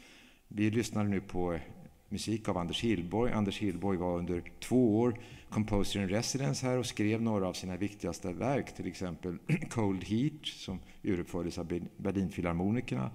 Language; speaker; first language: Swedish; native; Swedish